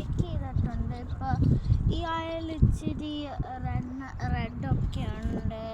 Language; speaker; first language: Malayalam; early bilingual, heritage; Malayalam